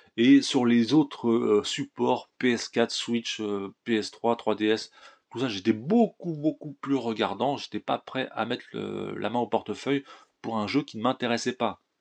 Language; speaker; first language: French; native; French